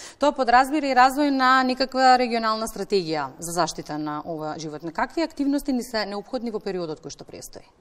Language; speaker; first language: Macedonian; native; Macedonian